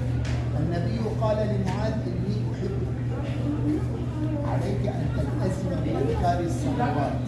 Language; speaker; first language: Arabic; native; Arabic